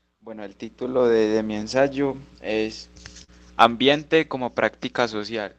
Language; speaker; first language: Spanish; native; Spanish